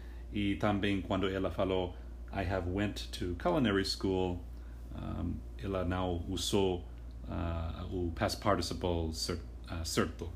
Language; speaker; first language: Portuguese; non-native, fluent; English